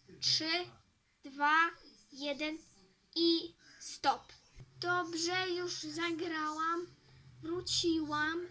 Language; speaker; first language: Polish; early bilingual, heritage; Polish